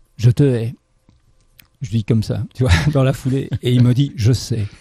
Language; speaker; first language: French; native; French